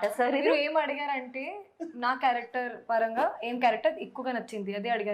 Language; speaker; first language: Telugu; non-native, fluent; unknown